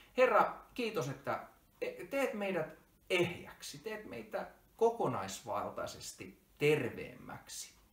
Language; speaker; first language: Finnish; native; Finnish